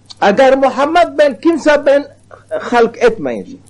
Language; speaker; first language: Turkish; non-native, learner; Arabic